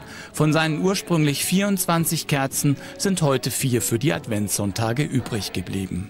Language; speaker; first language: German; native; German